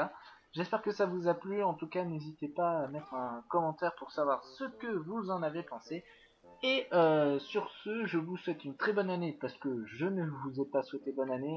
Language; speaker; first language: French; native; French